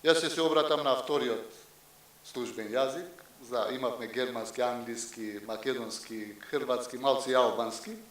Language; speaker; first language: Macedonian; non-native, local second language; Albanian